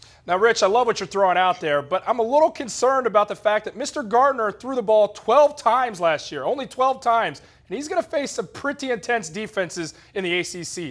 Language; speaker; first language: English; native; English